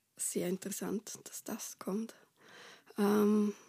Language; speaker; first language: German; native; German